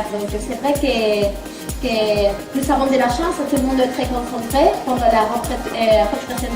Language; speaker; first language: French; non-native, fluent; Spanish